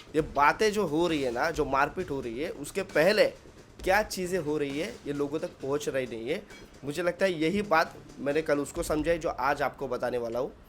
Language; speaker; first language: Hindi; non-native, local second language; Marathi